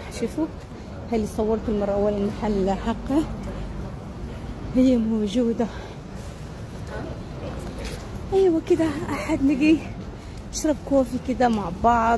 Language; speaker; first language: Arabic; native; Arabic